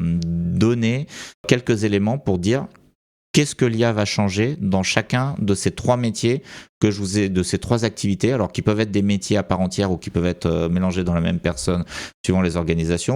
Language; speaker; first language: French; native; French